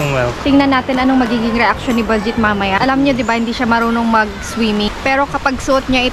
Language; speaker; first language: Filipino; native; Filipino